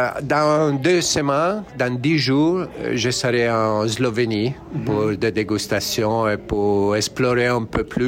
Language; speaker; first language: French; non-native, learner; Italian